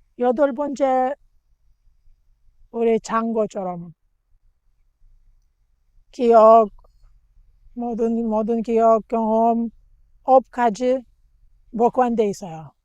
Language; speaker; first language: Korean; non-native, learner; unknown